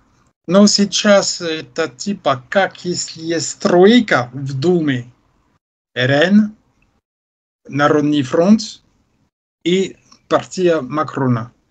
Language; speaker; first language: Russian; non-native, fluent; French